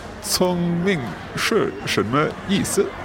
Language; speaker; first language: Chinese; non-native, learner; English